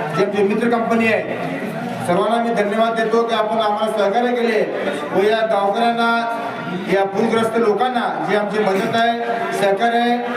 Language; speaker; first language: Marathi; non-native, local second language; Kannada